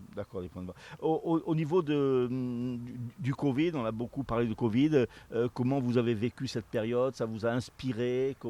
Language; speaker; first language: French; native; French